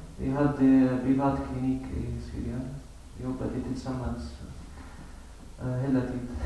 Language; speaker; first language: Swedish; non-native, learner; Arabic